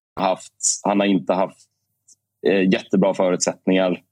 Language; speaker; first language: Swedish; non-native, fluent; Icelandic